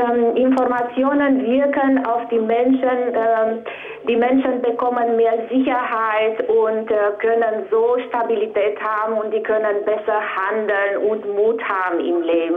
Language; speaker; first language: German; non-native, fluent; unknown